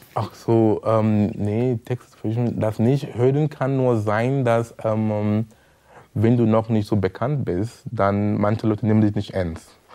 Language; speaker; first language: German; non-native, fluent; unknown